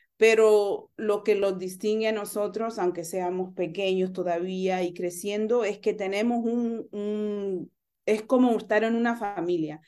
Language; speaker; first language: Spanish; early bilingual, heritage; Spanish